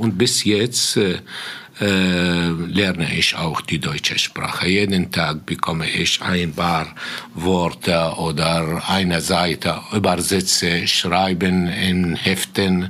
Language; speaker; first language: German; non-native, fluent; Arabic